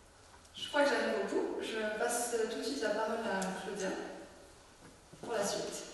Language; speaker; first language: French; native; French